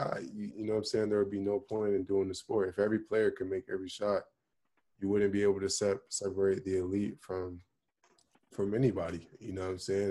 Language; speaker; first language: English; native; English